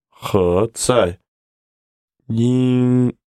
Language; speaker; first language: Chinese; non-native, learner; English